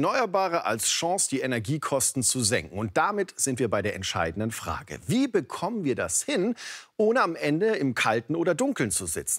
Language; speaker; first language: German; native; German